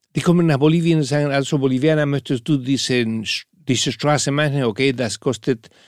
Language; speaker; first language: German; non-native, fluent; Spanish